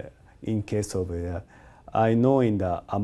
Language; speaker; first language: English; non-native, learner; Japanese